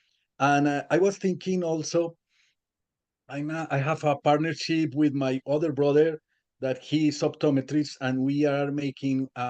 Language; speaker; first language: English; non-native, learner; Spanish